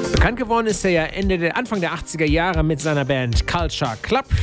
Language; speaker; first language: German; native; German